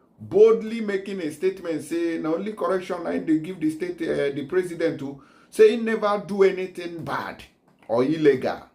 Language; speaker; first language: Nigerian Pidgin; native; Nigerian Pidgin